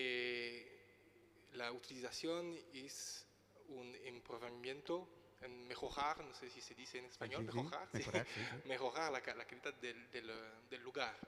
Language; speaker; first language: Spanish; non-native, learner; French